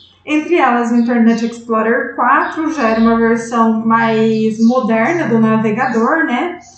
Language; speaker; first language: Portuguese; native; Portuguese